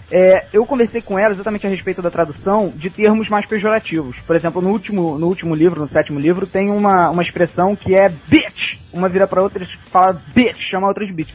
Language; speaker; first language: Portuguese; native; Portuguese